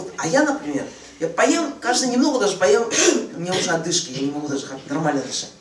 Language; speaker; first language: Russian; non-native, fluent; Korean